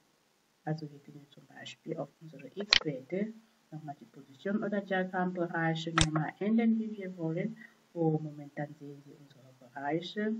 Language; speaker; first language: German; non-native, fluent; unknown